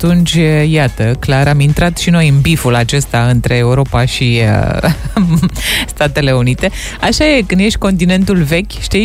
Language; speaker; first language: Romanian; native; Romanian